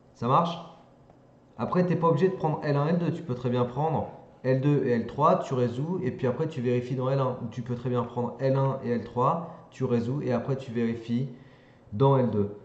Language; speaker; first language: French; native; French